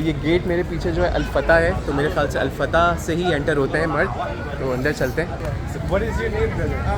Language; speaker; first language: Urdu; native; Urdu